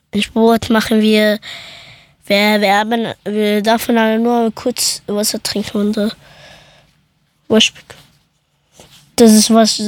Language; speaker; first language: German; early bilingual, other home language; Persian